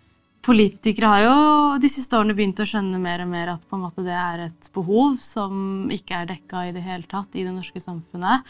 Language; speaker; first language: Norwegian; native; Norwegian